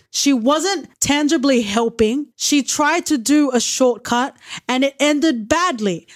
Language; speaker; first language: English; native; English